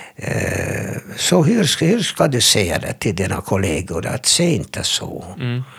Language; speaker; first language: Swedish; non-native, fluent; Hebrew